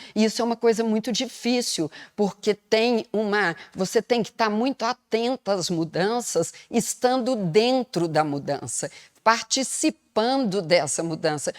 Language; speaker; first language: Portuguese; native; Portuguese